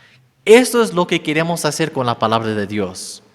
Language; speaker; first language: Spanish; non-native, fluent; English